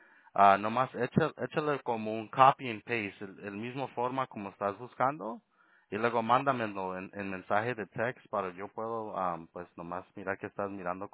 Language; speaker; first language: Spanish; early bilingual, heritage; Spanish